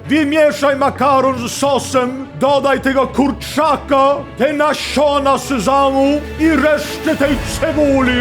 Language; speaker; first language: Polish; non-native, fluent; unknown